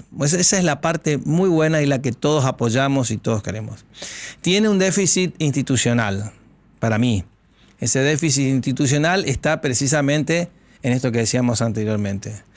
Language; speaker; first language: Spanish; native; Spanish